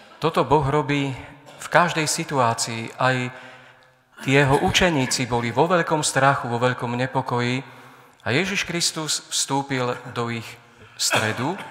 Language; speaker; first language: Slovak; native; Slovak